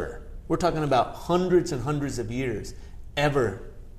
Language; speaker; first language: English; early bilingual, other home language; Gujarati